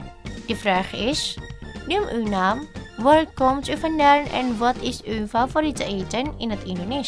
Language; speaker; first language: Dutch; non-native, learner; Indonesian